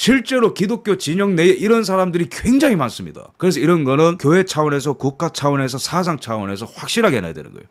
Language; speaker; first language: Korean; native; Korean